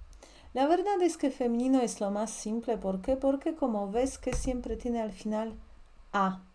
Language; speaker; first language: Spanish; non-native, fluent; Polish